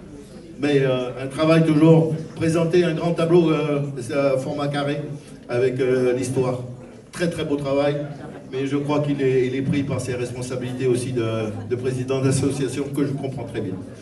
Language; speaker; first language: French; native; French